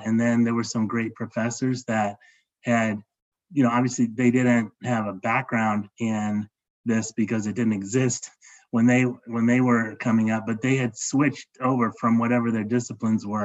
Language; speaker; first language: English; native; English